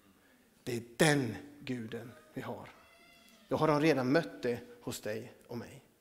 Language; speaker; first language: Swedish; native; Swedish